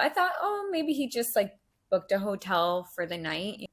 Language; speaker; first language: English; native; English